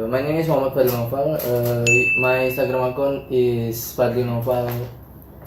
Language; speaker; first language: English; non-native, learner; Indonesian